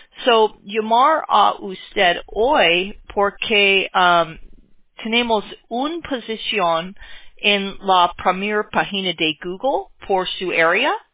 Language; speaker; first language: Spanish; non-native, learner; English